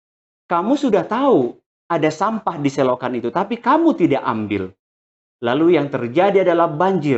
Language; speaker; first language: Indonesian; native; Indonesian